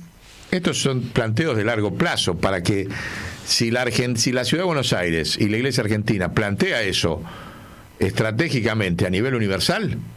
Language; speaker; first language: Spanish; native; Spanish